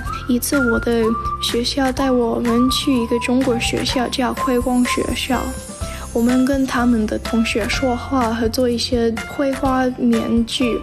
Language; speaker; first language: Chinese; non-native, learner; English